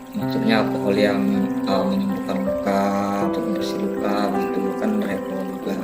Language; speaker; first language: Indonesian; non-native, local second language; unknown